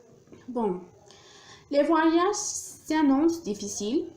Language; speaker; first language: French; non-native, learner; Spanish